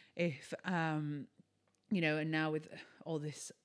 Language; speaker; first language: English; native; English